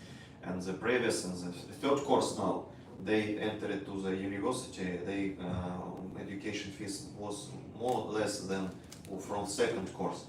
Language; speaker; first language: English; non-native, learner; Russian